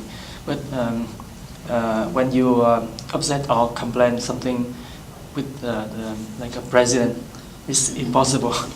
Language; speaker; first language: English; non-native, learner; Vietnamese